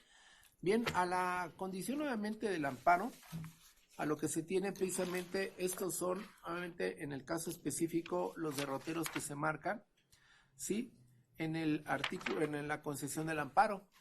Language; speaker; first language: Spanish; native; Spanish